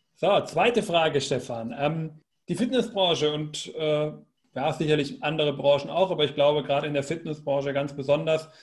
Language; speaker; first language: German; native; German